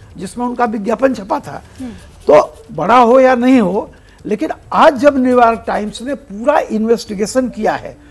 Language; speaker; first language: Hindi; native; Hindi